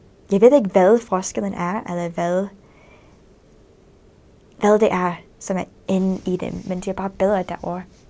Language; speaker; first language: Danish; non-native, fluent; English